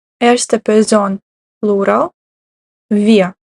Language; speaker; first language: German; non-native, fluent; Ukrainian